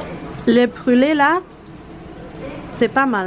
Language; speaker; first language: French; non-native, learner; Japanese